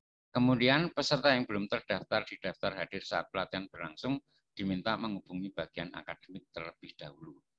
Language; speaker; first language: Indonesian; non-native, local second language; Javanese